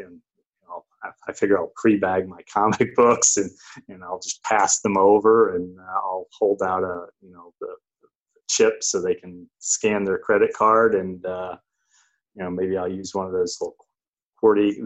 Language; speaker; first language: English; native; English